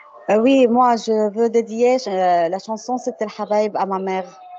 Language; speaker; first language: French; non-native, learner; Arabic